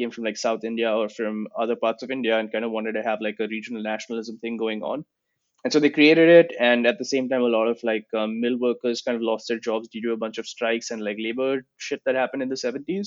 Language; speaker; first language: English; non-native, local second language; Gujarati